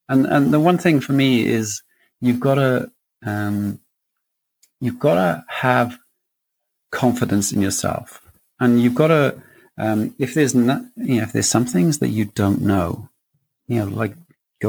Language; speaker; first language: English; native; English